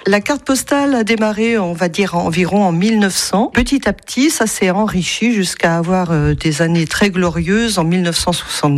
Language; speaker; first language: French; native; French